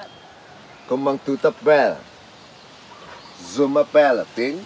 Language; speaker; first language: French; non-native, learner; Vietnamese